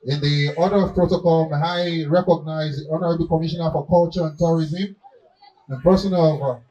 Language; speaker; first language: English; non-native, local second language; Yoruba